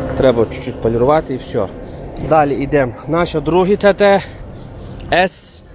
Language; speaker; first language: Ukrainian; early bilingual, heritage; Turkish